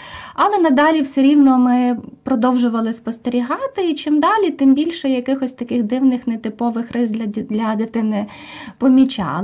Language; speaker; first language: Ukrainian; native; Ukrainian